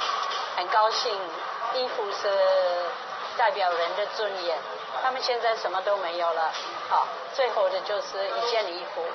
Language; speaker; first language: Chinese; non-native, fluent; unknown